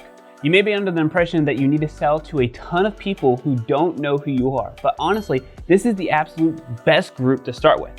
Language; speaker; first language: English; native; English